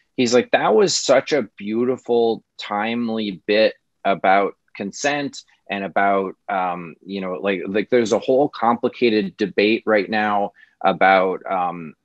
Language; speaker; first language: English; native; English